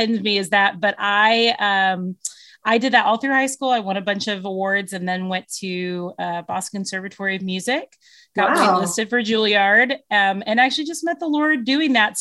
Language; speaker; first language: English; native; English